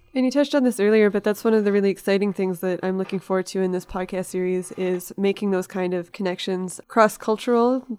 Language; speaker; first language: English; native; English